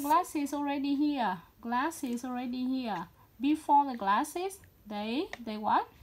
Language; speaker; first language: English; non-native, learner; Vietnamese